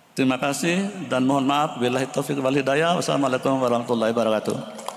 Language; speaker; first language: Indonesian; non-native, local second language; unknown